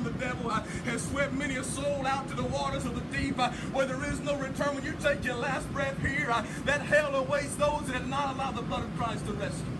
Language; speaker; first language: English; native; English